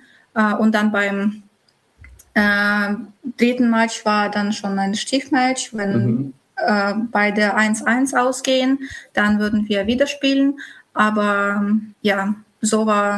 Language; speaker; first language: German; non-native, fluent; Russian